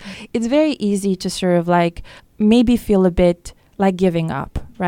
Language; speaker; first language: English; non-native, fluent; French